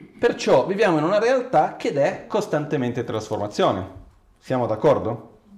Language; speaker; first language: Italian; non-native, fluent; Portuguese